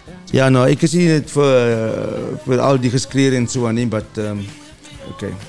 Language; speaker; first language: Afrikaans; early bilingual, heritage; Afrikaans